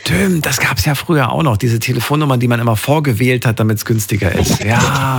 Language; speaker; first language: German; native; German